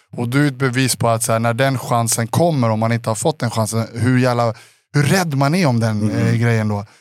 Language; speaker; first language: Swedish; native; Swedish